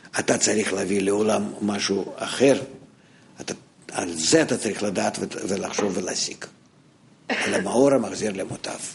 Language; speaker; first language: Hebrew; non-native, fluent; Russian